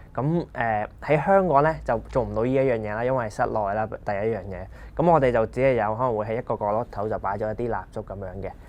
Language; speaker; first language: Cantonese; non-native, local second language; Punjabi